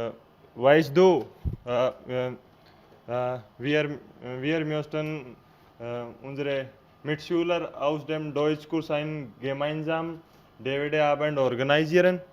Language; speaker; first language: German; non-native, learner; Hindi